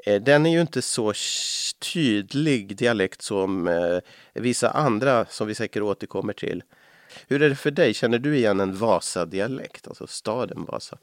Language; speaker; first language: Swedish; native; Swedish